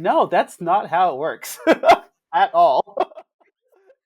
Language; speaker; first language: English; native; English